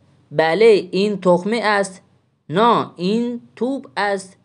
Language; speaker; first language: Persian; non-native, fluent; Urdu